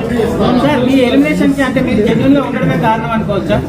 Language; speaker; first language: Telugu; native; Telugu